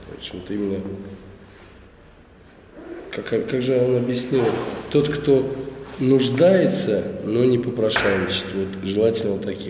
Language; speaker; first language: Russian; native; Russian